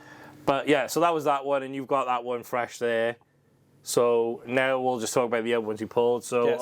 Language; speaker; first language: English; native; English